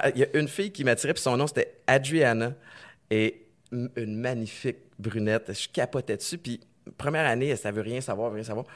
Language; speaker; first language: French; native; French